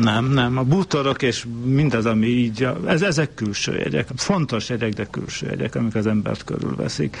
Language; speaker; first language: Hungarian; native; Hungarian